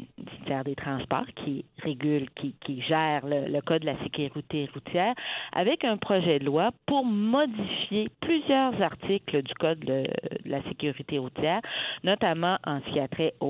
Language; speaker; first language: French; native; French